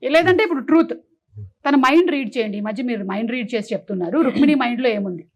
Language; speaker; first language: Telugu; non-native, local second language; Malayalam